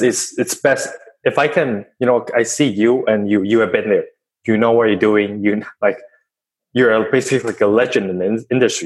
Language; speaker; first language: English; non-native, fluent; Chinese